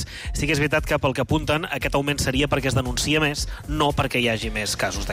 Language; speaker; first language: Catalan; native; Catalan